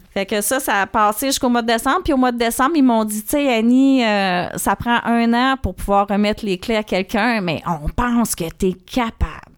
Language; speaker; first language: French; native; French